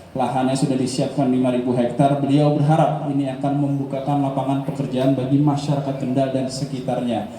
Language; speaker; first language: Indonesian; native; Indonesian